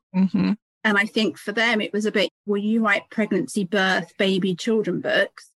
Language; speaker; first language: English; native; English